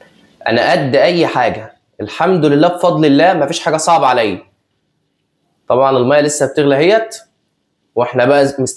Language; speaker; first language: Arabic; native; Arabic